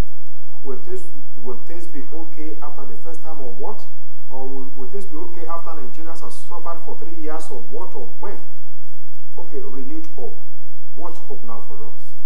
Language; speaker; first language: English; non-native, local second language; Yoruba